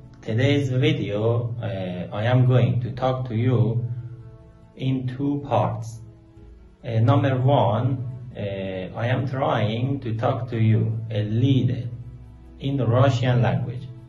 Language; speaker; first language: English; non-native, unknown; Persian